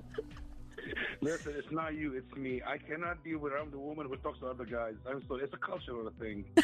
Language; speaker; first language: English; non-native, fluent; Arabic